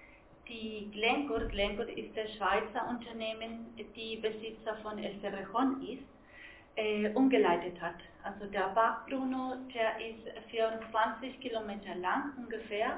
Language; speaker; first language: German; non-native, fluent; Spanish